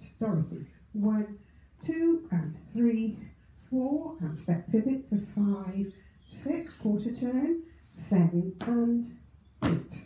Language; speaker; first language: English; native; English